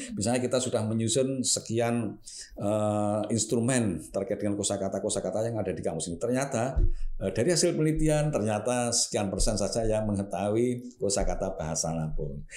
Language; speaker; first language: Indonesian; non-native, local second language; Javanese